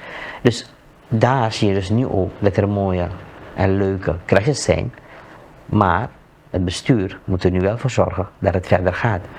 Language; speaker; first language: Dutch; native; Dutch